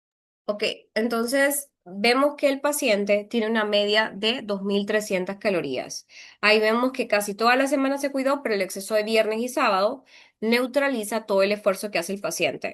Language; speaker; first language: Spanish; native; Spanish